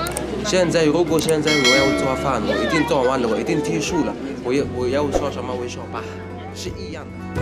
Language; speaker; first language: Chinese; non-native, learner; Arabic